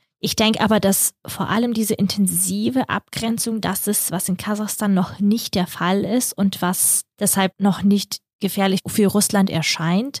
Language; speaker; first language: German; early bilingual, other home language; Russian